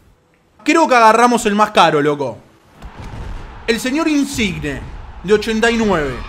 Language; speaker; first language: Spanish; native; Spanish